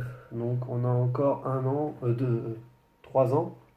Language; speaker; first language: French; native; French